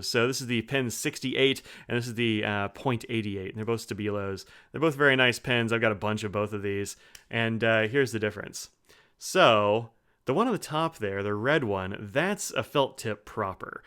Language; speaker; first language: English; native; English